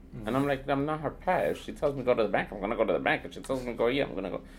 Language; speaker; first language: English; native; English